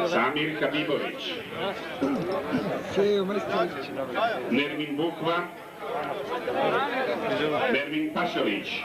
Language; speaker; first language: Bosnian; native; Bosnian